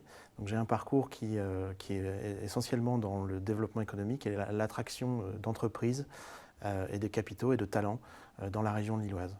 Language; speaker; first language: French; native; French